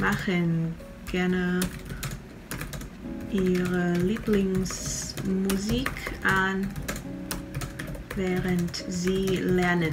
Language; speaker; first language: German; non-native, fluent; Vietnamese